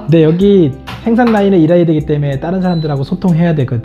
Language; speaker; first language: Korean; native; Korean